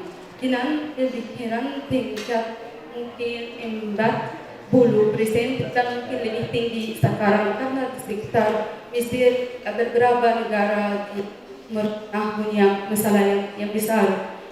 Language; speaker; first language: Indonesian; non-native, fluent; Arabic